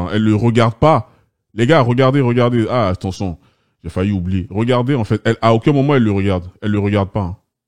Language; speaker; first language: French; native; French